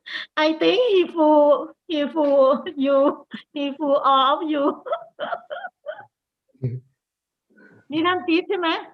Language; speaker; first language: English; non-native, learner; Thai